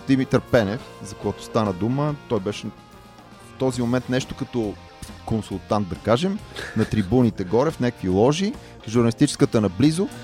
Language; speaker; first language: Bulgarian; native; Bulgarian